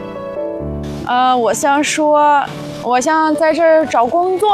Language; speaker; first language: Chinese; non-native, fluent; Russian